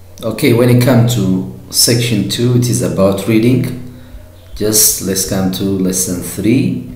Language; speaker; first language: English; non-native, fluent; Amharic